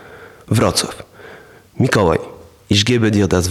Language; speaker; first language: German; non-native, learner; Polish